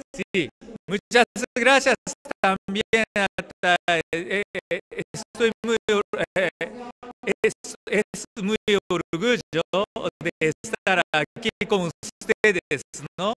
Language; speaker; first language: Spanish; non-native, learner; Japanese